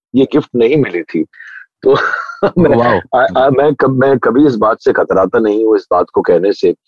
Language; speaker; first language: Hindi; native; Hindi